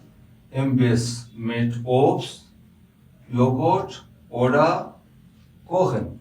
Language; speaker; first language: German; non-native, learner; Pashto